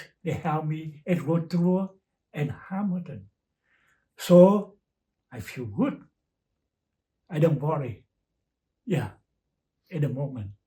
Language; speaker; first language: English; non-native, learner; Chinese